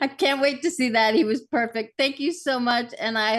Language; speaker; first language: English; native; English